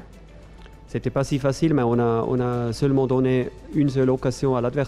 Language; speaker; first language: French; non-native, fluent; German